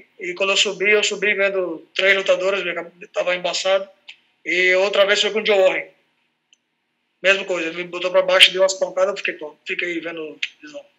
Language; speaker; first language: Portuguese; native; Portuguese